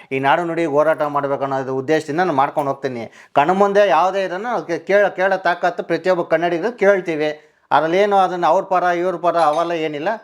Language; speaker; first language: Kannada; native; Kannada